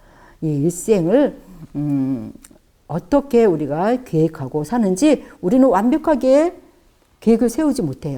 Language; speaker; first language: Korean; native; Korean